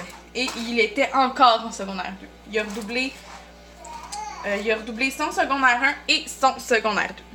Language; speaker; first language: French; native; French